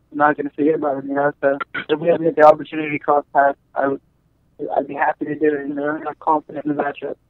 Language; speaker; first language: English; native; English